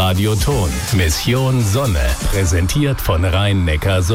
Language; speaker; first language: German; native; German